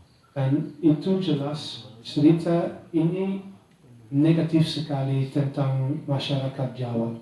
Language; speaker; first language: Indonesian; non-native, learner; Dutch